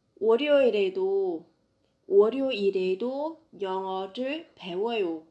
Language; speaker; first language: Korean; non-native, fluent; Vietnamese